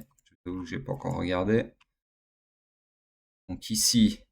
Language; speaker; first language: French; native; French